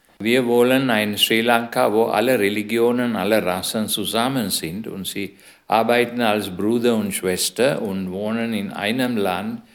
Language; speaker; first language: German; non-native, learner; Sinhala